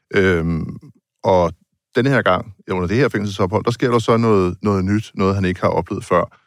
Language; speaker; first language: Danish; native; Danish